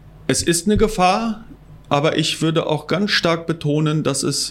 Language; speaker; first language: German; non-native, local second language; Plautdietsch